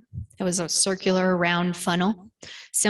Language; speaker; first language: English; native; English